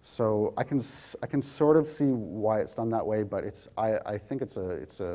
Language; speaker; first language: English; native; English